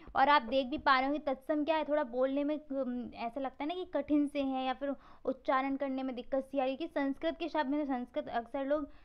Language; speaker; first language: Hindi; native; Hindi